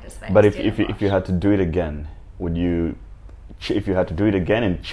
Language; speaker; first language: English; non-native, local second language; Nyanja